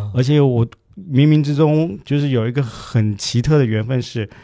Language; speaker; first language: Chinese; native; Chinese